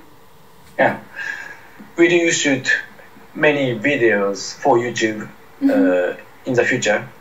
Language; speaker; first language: English; non-native, learner; Japanese